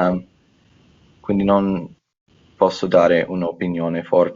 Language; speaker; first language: Italian; non-native, fluent; English